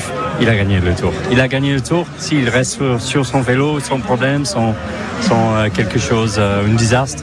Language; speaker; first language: French; non-native, fluent; English